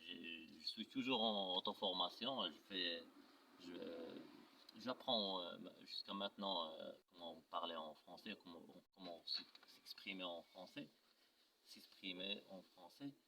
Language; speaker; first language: French; non-native, local second language; Arabic